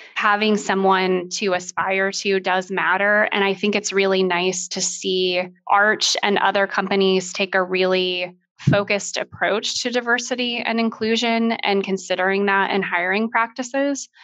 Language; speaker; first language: English; native; English